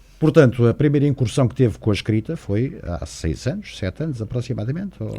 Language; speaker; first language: Portuguese; native; Portuguese